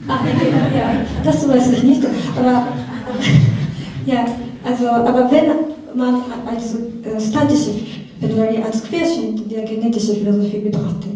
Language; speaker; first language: German; non-native, learner; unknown